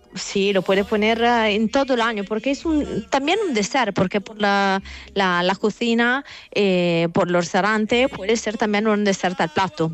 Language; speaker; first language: Spanish; non-native, learner; Italian